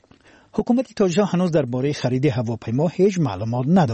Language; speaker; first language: Persian; native; Persian